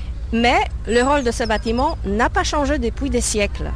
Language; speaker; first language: French; non-native, fluent; Polish